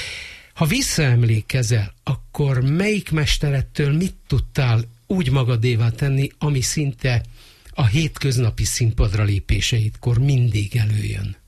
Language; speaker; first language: Hungarian; native; Hungarian